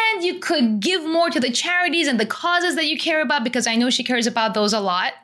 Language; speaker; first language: English; non-native, fluent; Persian